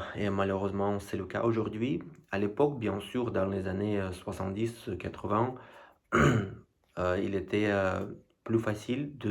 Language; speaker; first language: French; non-native, learner; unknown